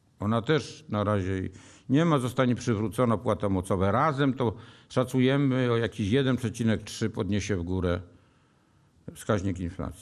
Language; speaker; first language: Polish; native; Polish